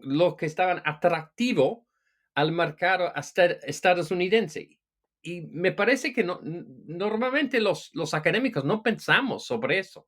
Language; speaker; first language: Spanish; non-native, fluent; English